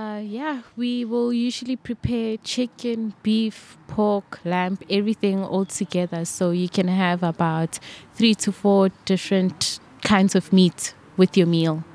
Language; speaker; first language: English; non-native, local second language; Venda